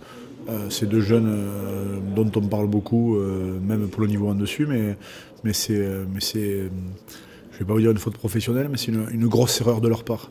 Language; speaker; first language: French; native; French